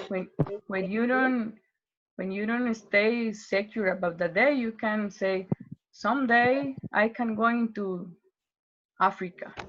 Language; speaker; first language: English; non-native, learner; Spanish